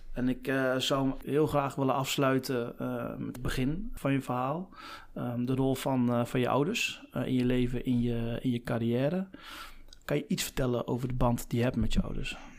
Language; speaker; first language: Dutch; native; Dutch